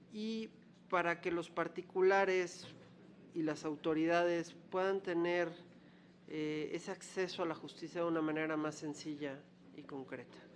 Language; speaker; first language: Spanish; native; Spanish